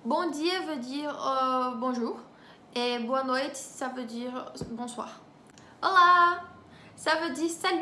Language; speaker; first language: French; non-native, fluent; Portuguese